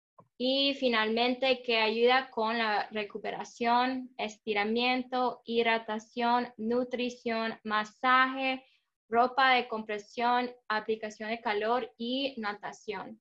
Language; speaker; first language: Spanish; early bilingual, heritage; English